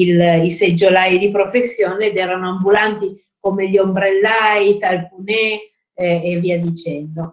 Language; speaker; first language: Italian; native; Italian